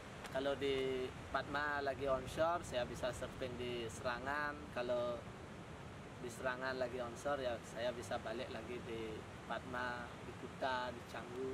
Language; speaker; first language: Indonesian; non-native, local second language; Balinese